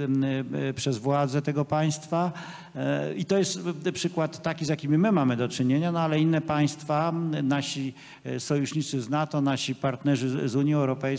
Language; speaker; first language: Polish; native; Polish